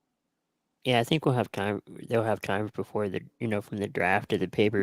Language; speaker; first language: English; native; English